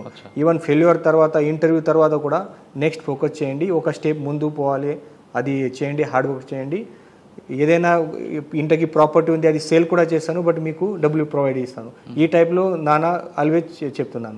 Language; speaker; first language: Telugu; non-native, learner; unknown